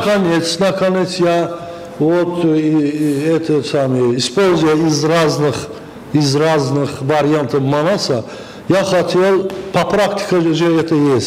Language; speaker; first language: Russian; non-native, fluent; Azerbaijani